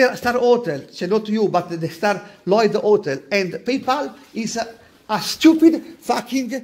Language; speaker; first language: English; non-native, learner; Italian